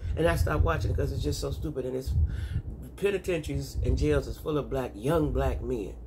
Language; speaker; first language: English; native; English